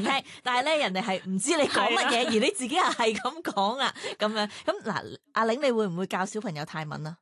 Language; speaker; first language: Cantonese; native; Cantonese